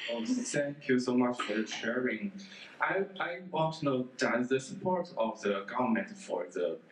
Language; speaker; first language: English; non-native, fluent; Chinese